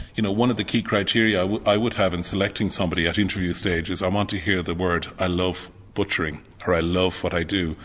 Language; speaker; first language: English; native; English